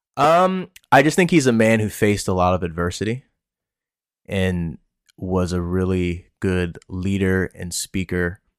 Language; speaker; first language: English; native; English